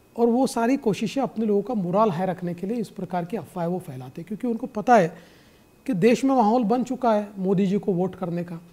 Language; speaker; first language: Hindi; non-native, local second language; Marathi